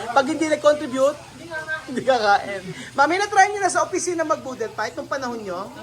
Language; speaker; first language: Filipino; native; Filipino